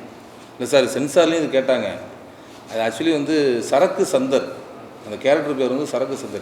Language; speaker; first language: Tamil; native; Tamil